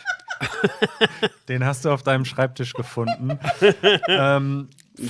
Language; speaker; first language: German; native; German